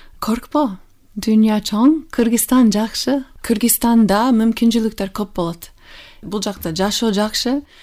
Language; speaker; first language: Kyrgyz; non-native, fluent; English